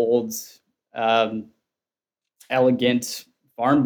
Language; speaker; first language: English; native; English